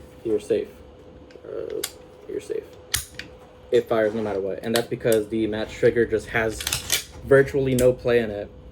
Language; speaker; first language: English; native; English